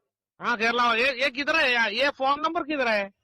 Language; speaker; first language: Hindi; non-native, local second language; Malayalam